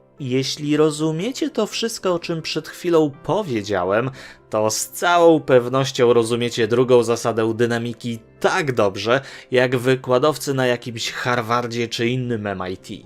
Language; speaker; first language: Polish; native; Polish